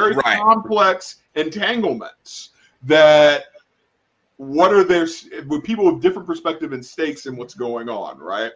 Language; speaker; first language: English; native; English